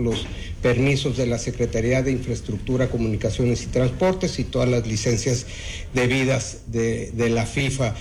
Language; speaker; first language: Spanish; native; Spanish